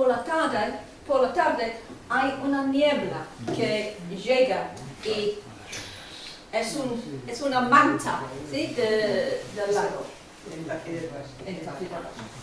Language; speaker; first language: Spanish; non-native, learner; English